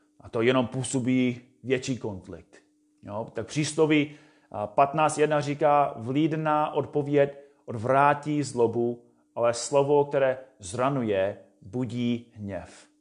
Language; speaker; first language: Czech; non-native, fluent; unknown